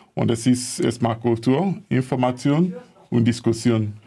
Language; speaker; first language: German; non-native, fluent; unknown